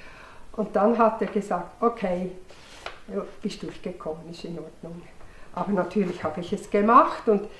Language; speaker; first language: German; non-native, fluent; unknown